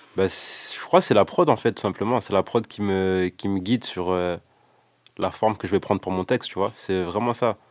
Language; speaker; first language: French; early bilingual, other home language; Lingala